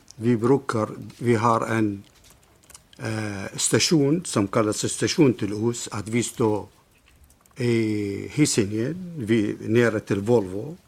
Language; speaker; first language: Swedish; non-native, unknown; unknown